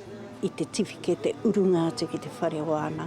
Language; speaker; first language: Māori; non-native, local second language; English